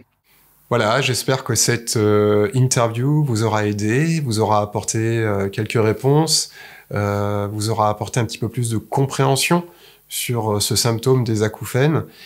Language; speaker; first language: French; native; French